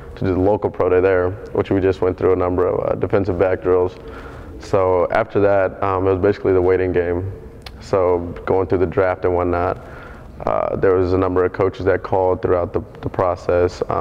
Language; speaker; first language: English; native; English